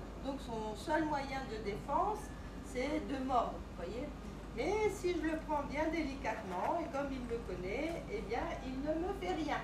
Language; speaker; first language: French; native; French